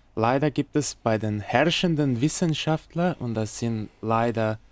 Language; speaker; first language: German; non-native, fluent; Portuguese